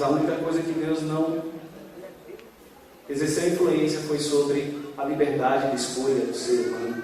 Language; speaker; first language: Portuguese; native; Portuguese